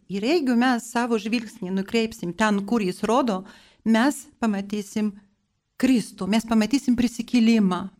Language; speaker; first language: Lithuanian; non-native, local second language; Polish